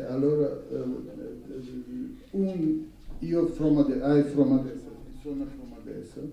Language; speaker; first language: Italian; non-native, learner; Russian